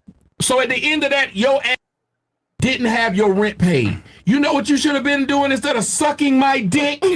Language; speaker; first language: English; native; English